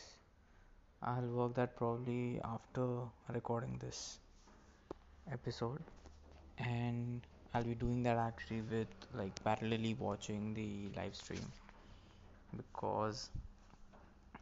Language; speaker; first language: English; non-native, local second language; Marathi